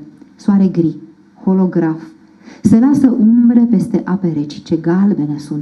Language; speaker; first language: Romanian; native; Romanian